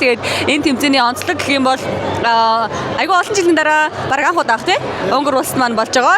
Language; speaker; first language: Mongolian; native; Mongolian